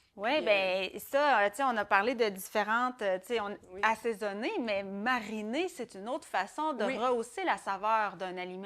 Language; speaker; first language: French; native; French